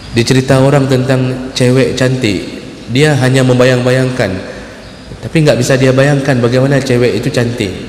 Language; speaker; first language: Malay; non-native, local second language; Achinese